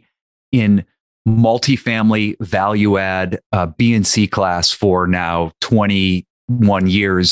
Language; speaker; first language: English; native; English